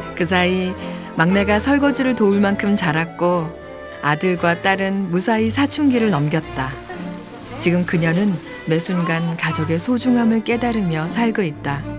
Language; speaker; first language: Korean; native; Korean